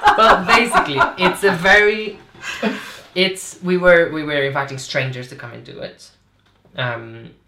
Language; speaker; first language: English; non-native, fluent; Portuguese